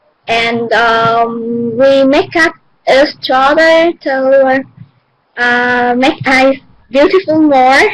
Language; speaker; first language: English; non-native, learner; Vietnamese